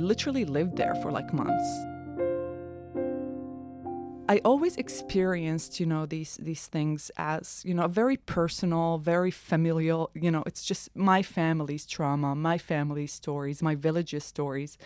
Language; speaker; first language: English; non-native, fluent; Arabic